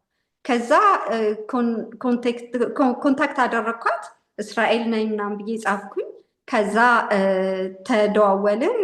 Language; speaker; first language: Amharic; native; Amharic